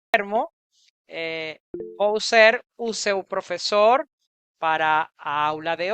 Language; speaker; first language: Portuguese; non-native, fluent; Spanish